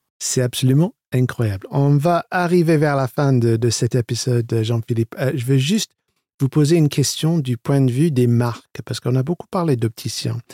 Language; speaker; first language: French; non-native, fluent; English